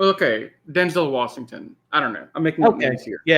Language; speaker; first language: English; native; English